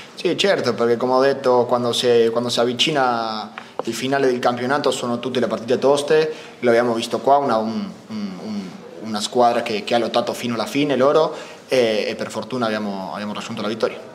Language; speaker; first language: Italian; non-native, fluent; Spanish